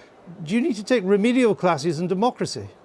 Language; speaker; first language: English; native; English